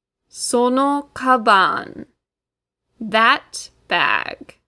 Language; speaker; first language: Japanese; non-native, fluent; English